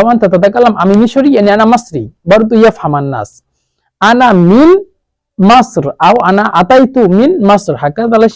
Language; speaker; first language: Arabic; non-native, fluent; Bangla